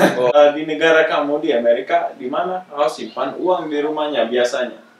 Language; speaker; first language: Indonesian; non-native, fluent; English